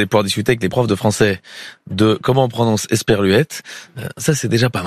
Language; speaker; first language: French; native; French